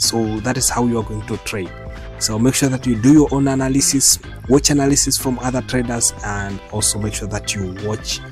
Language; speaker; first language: English; non-native, local second language; Swahili